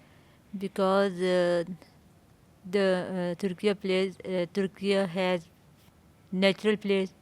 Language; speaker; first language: English; non-native, learner; Urdu